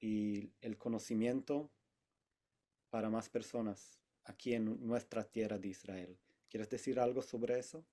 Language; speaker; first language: Spanish; non-native, fluent; Hebrew